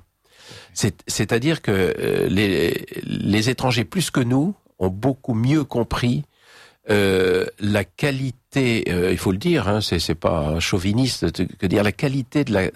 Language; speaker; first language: French; native; French